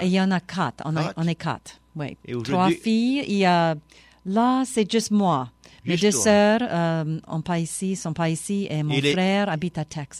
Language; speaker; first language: French; non-native, local second language; English